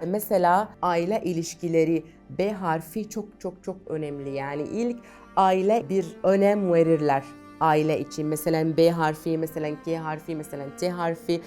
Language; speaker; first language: Turkish; non-native, fluent; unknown